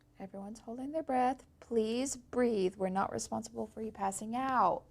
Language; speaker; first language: English; native; English